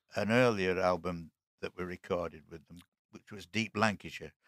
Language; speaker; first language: English; native; English